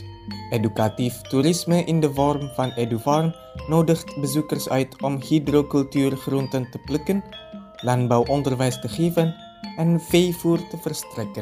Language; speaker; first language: Dutch; non-native, fluent; Indonesian